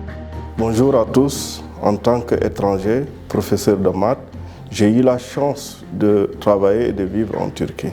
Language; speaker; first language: French; non-native, local second language; Wolof